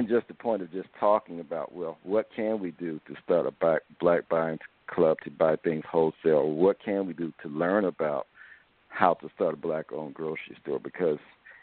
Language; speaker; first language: English; native; English